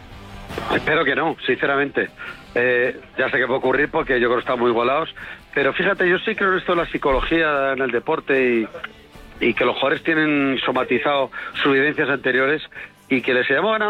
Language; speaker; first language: Spanish; native; Spanish